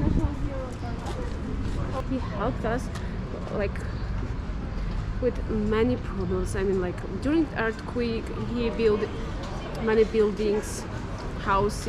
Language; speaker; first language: English; non-native, learner; Armenian